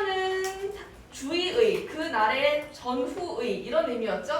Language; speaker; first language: Korean; native; Korean